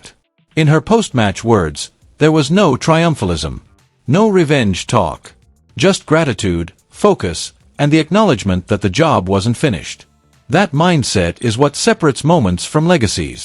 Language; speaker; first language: English; native; English